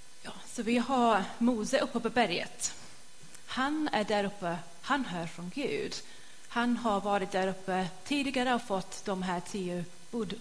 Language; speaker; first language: Swedish; non-native, fluent; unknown